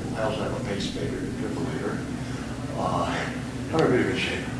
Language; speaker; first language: English; early bilingual, other home language; German